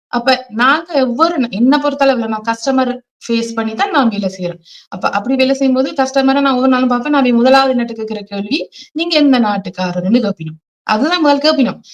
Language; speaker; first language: Tamil; early bilingual, heritage; Tamil